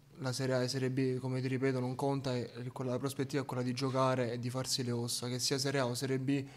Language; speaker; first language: Italian; native; Italian